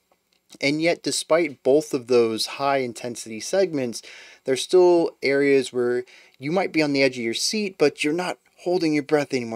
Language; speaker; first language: English; native; English